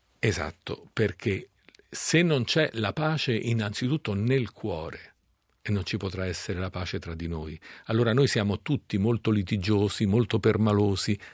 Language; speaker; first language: Italian; native; Italian